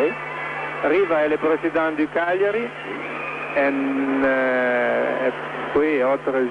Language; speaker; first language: French; non-native, learner; Italian